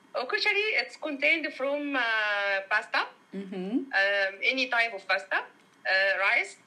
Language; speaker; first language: English; non-native, learner; Arabic